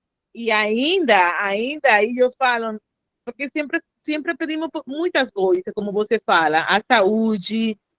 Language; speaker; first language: Portuguese; non-native, learner; Spanish